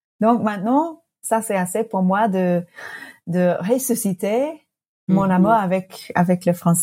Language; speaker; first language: French; non-native, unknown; English